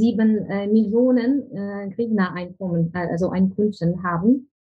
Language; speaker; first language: German; non-native, fluent; Ukrainian